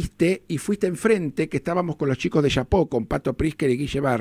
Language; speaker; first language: Spanish; native; Spanish